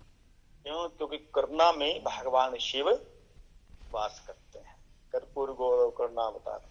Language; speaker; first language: Hindi; native; Hindi